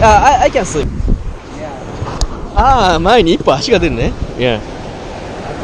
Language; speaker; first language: English; non-native, learner; Japanese